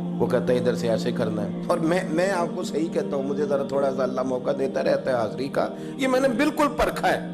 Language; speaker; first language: Urdu; non-native, local second language; Punjabi